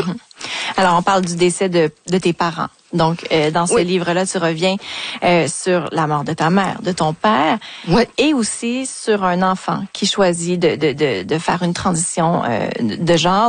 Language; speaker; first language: French; native; French